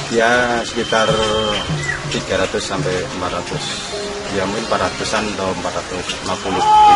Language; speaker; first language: Indonesian; native; Indonesian